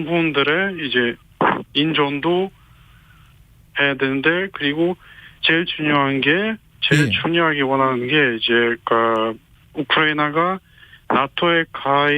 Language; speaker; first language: Korean; non-native, fluent; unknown